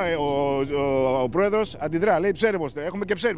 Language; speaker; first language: Greek; native; Greek